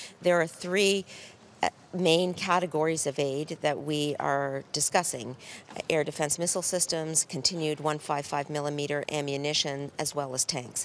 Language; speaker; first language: English; native; English